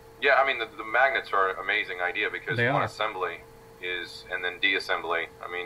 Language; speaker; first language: English; native; English